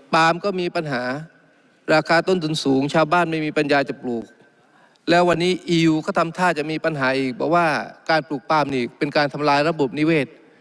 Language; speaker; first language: Thai; non-native, local second language; Malay